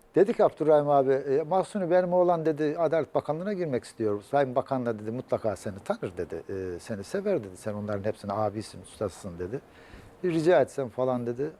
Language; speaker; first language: Turkish; native; Turkish